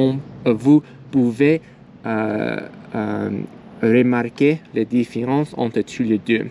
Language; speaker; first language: French; non-native, learner; English